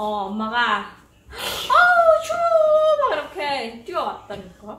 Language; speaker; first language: Korean; non-native, fluent; Khmer